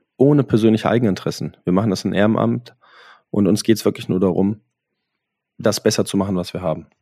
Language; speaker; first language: German; native; German